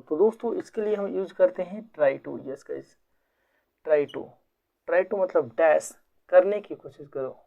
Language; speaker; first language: Hindi; native; Hindi